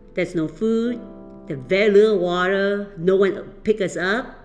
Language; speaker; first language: English; early bilingual, other home language; Vietnamese